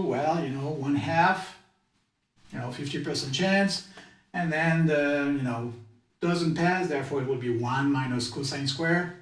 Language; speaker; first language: English; non-native, fluent; French